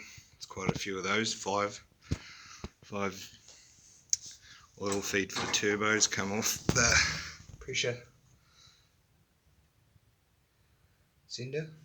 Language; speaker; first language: English; native; English